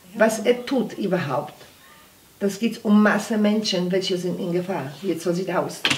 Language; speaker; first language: German; non-native, learner; Polish